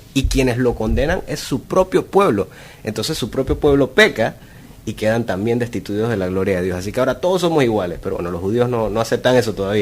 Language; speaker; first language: Spanish; native; Spanish